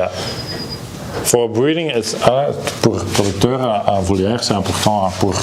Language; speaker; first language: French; non-native, learner; Dutch